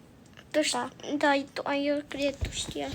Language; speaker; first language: Romanian; early bilingual, heritage; Romanian